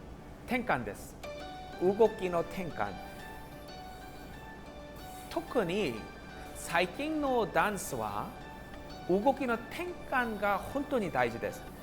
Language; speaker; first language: Japanese; non-native, learner; Korean